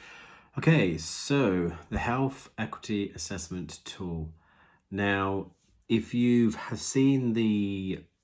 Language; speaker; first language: English; native; English